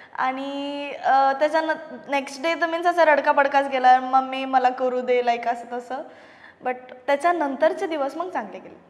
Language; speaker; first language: Marathi; non-native, local second language; Malayalam